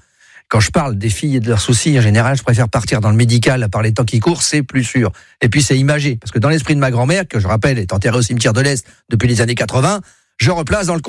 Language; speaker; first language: French; native; French